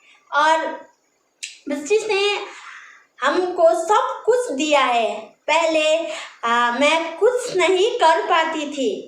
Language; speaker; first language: Hindi; non-native, local second language; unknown